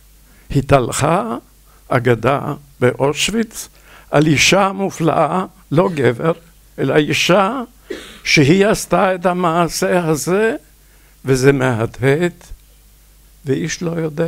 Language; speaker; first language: Hebrew; non-native, fluent; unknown